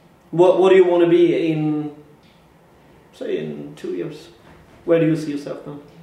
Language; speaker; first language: English; non-native, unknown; Swedish